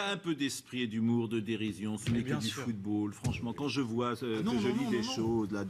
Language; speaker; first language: French; native; French